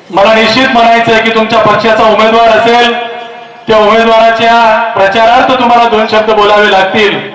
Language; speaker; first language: Marathi; native; Marathi